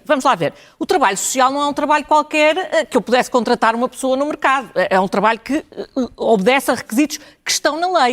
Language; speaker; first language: Portuguese; native; Portuguese